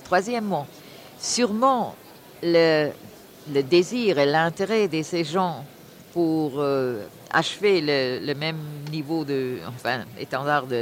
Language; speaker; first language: French; non-native, fluent; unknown